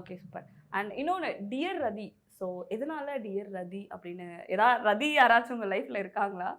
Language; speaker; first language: Tamil; native; Tamil